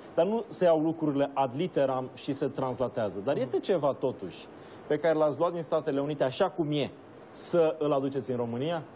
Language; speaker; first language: Romanian; native; Romanian